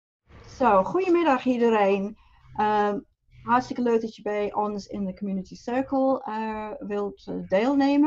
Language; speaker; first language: Dutch; non-native, fluent; English